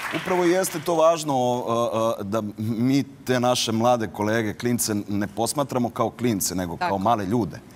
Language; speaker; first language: Serbian; native; Serbian